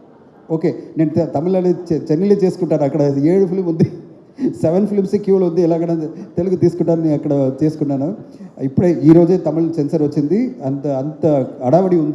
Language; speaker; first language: Telugu; non-native, learner; Tamil